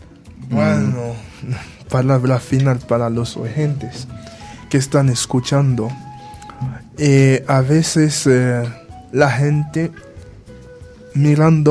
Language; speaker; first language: Spanish; non-native, fluent; Haitian Creole